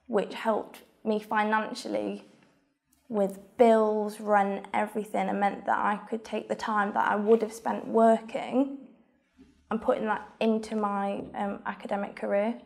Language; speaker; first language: English; native; English